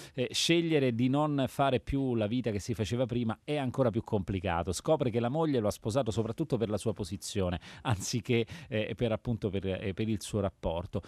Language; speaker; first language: Italian; native; Italian